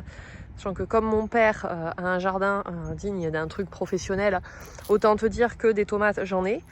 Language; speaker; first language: French; native; French